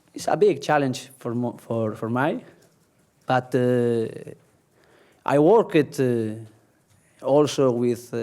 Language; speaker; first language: English; non-native, learner; Spanish